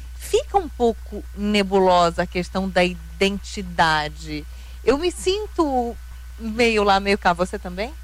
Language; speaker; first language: Portuguese; early bilingual, heritage; Portuguese